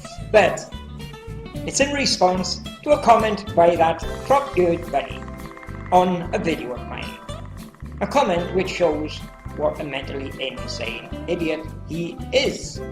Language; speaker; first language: English; native; English